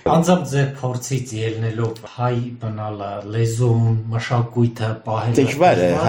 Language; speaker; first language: Armenian; native; Armenian